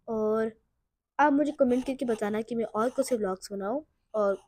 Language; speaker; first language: Hindi; non-native, local second language; Urdu